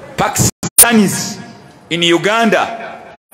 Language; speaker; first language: English; non-native, local second language; Ganda